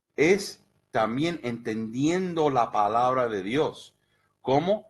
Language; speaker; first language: Spanish; early bilingual, heritage; Spanish